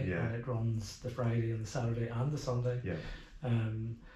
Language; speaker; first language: English; native; English